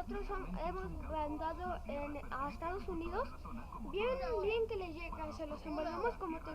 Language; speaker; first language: Spanish; native; Spanish